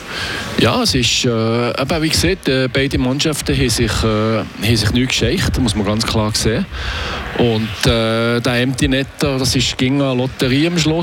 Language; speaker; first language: German; native; German